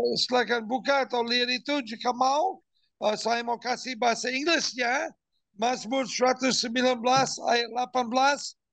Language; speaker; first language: Indonesian; non-native, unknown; English